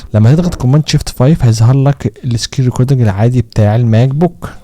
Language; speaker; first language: Arabic; native; Arabic